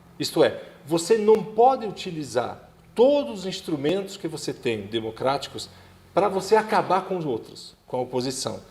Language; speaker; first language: Portuguese; non-native, fluent; Italian